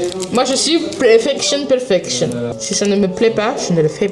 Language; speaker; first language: French; native; French